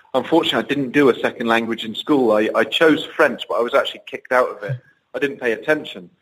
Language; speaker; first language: English; native; English